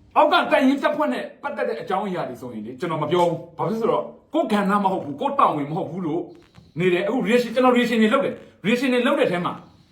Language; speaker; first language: Burmese; non-native, local second language; Shwe Palaung